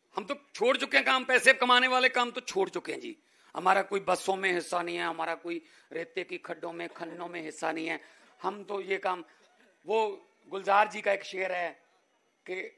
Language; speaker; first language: Hindi; non-native, local second language; Punjabi